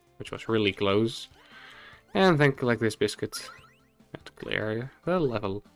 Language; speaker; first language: English; non-native, fluent; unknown